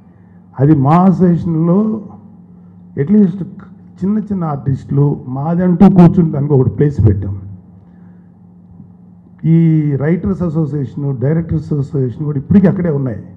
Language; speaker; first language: Telugu; native; Telugu